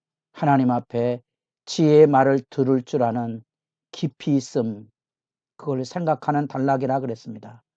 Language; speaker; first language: Korean; native; Korean